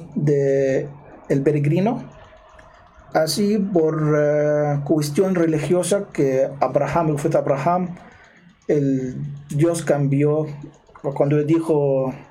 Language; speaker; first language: Spanish; non-native, fluent; Arabic